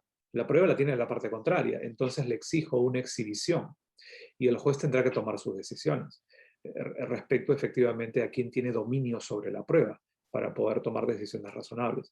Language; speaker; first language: Spanish; native; Spanish